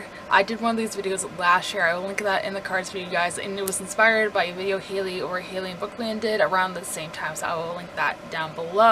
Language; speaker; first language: English; native; English